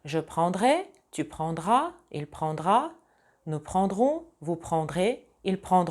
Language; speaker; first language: French; non-native, fluent; Russian